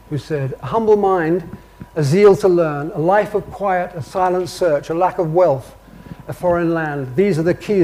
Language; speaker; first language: English; native; English